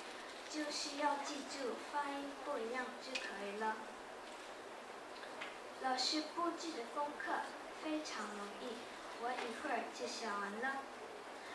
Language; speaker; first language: Chinese; non-native, learner; Japanese